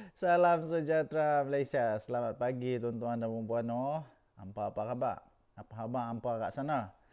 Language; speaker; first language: Malay; native; Malay